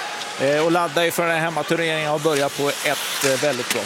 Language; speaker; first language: Swedish; native; Swedish